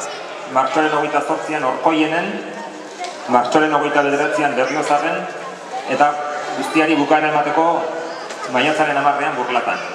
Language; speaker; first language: Basque; native; Basque